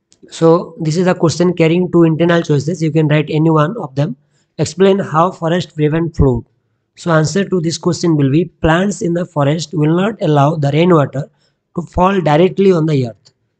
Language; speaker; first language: English; non-native, local second language; Odia